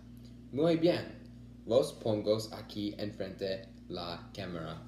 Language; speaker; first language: Spanish; non-native, learner; English